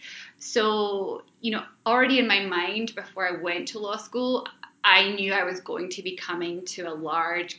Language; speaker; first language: English; native; English